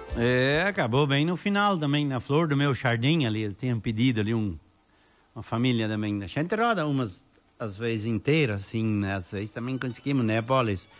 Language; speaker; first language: Portuguese; native; Portuguese